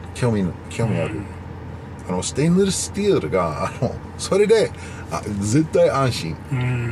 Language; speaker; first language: Japanese; non-native, learner; English